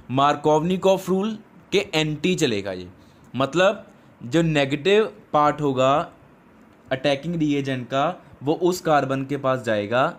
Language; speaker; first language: Hindi; non-native, local second language; Punjabi